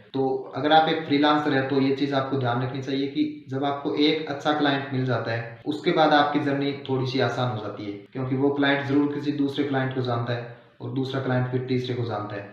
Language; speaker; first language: Hindi; native; Hindi